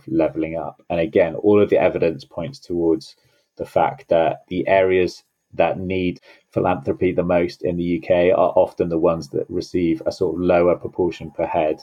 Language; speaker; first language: English; native; English